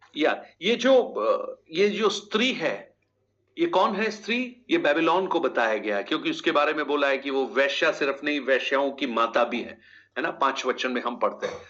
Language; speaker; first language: Hindi; native; Hindi